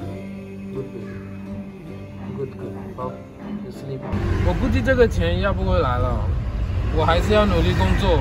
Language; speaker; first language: Chinese; non-native, fluent; Hindi